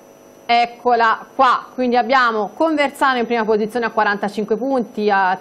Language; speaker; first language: Italian; native; Italian